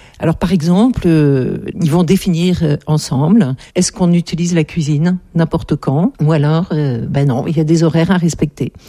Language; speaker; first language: French; native; French